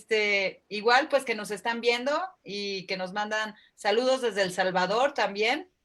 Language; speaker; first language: Spanish; native; Spanish